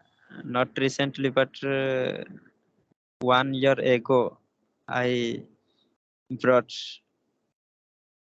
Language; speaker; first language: English; non-native, learner; Hindi